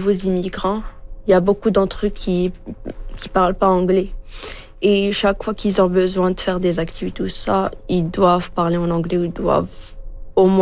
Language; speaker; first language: French; non-native, local second language; Arabic